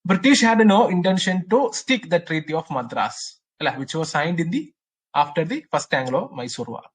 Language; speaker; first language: English; non-native, local second language; Malayalam